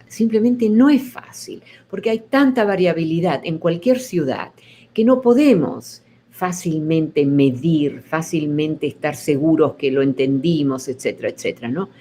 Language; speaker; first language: Spanish; early bilingual, other home language; Dutch